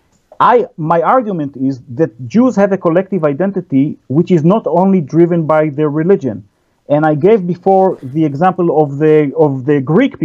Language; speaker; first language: English; non-native, fluent; Hebrew